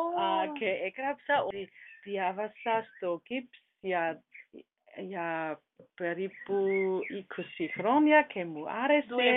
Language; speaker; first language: Greek; non-native, learner; German